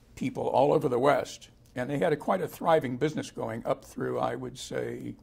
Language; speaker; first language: English; native; English